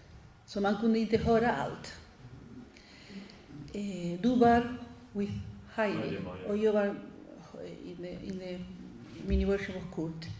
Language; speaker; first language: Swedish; non-native, fluent; Spanish